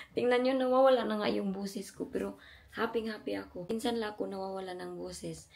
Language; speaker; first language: Filipino; non-native, local second language; Cebuano